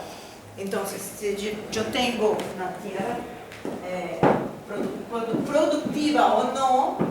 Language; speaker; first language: Spanish; non-native, fluent; Portuguese